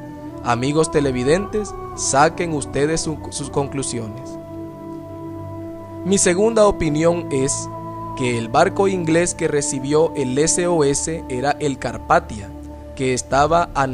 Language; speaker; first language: Spanish; native; Spanish